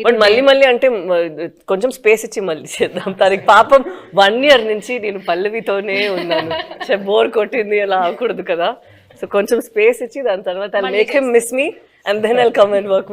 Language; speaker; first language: Telugu; non-native, fluent; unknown